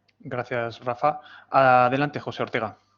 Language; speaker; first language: Spanish; native; Spanish